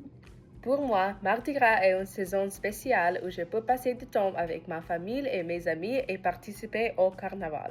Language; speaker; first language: French; non-native, learner; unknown